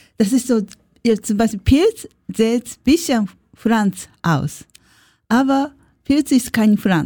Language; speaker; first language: German; non-native, learner; Japanese